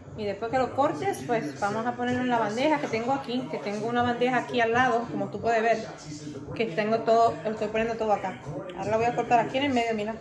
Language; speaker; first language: Spanish; native; Spanish